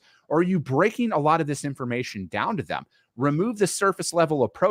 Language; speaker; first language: English; native; English